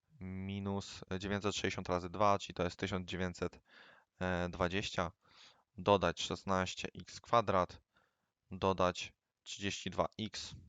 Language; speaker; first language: Polish; native; Polish